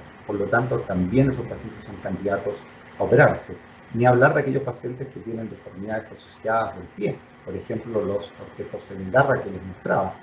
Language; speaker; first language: Spanish; native; Spanish